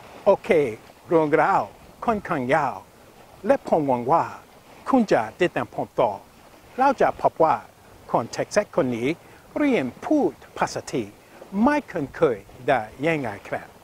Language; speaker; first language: Thai; non-native, learner; English